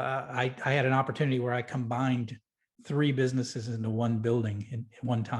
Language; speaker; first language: English; native; English